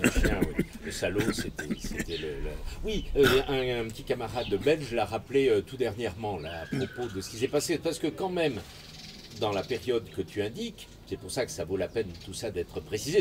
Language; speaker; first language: French; native; French